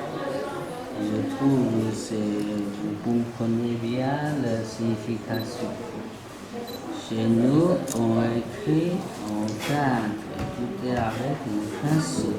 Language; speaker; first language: French; non-native, learner; Chinese